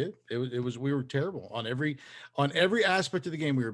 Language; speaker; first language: English; native; English